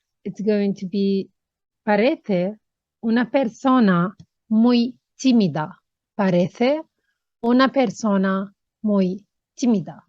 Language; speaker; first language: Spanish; non-native, fluent; English